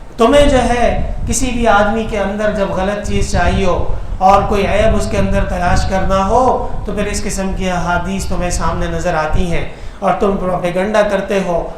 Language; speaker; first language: Urdu; non-native, local second language; Pashto